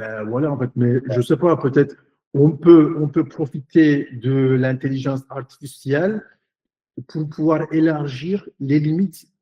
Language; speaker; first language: French; non-native, fluent; Turkish